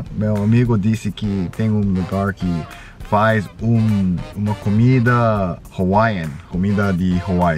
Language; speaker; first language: Portuguese; non-native, learner; English